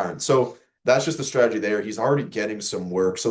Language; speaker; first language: English; native; English